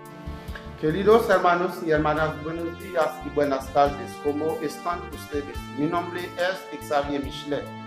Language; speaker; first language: Spanish; non-native, learner; Haitian Creole